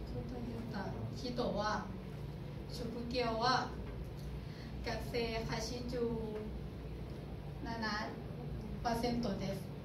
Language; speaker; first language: Japanese; non-native, learner; Thai